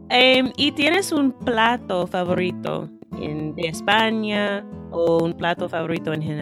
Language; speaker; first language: Spanish; non-native, learner; English